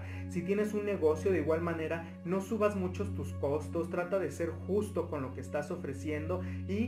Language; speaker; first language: Spanish; native; Spanish